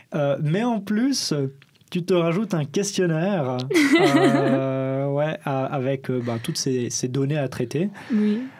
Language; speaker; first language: French; native; French